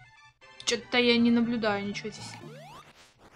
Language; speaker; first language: Russian; native; Russian